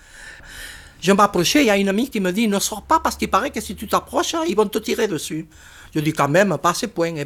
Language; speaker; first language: French; non-native, fluent; Spanish